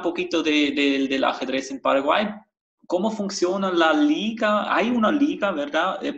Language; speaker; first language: Spanish; non-native, fluent; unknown